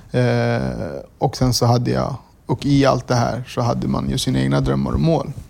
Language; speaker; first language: Swedish; early bilingual, other home language; Kurdish